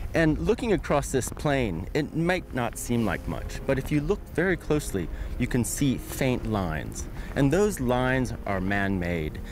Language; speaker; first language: English; native; English